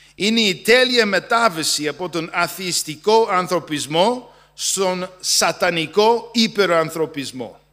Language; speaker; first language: Greek; non-native, fluent; English